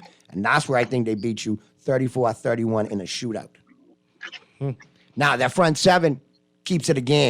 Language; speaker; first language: English; native; English